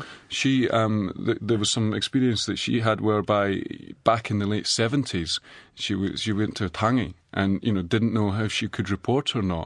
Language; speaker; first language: English; native; English